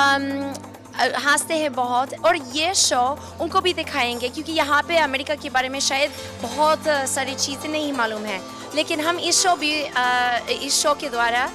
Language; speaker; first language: Hindi; non-native, fluent; English